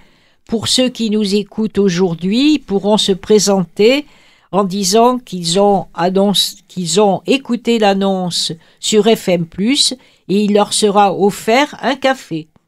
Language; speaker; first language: French; native; French